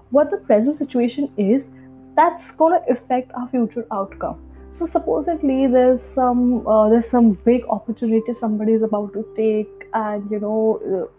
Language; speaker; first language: English; non-native, local second language; Hindi